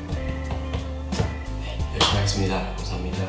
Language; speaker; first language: Korean; non-native, learner; Japanese